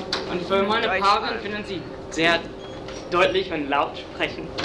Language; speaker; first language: German; non-native, fluent; English